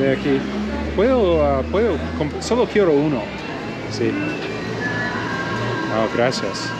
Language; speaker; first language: Spanish; non-native, learner; English